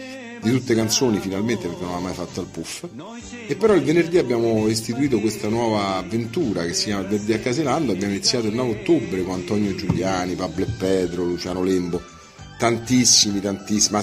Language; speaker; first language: Italian; native; Italian